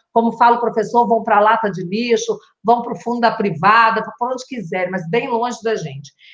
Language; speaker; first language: Portuguese; native; Portuguese